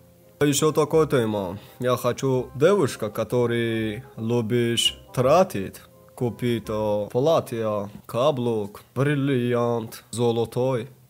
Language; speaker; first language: Russian; non-native, learner; Tajik